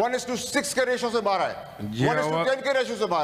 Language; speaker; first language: Urdu; native; Urdu